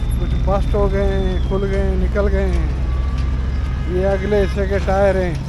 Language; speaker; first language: Urdu; non-native, local second language; Sindhi